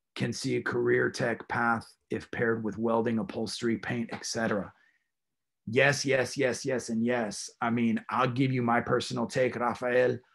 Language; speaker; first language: English; native; English